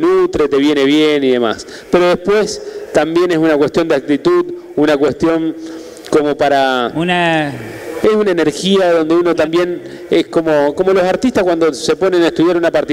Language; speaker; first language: Spanish; native; Spanish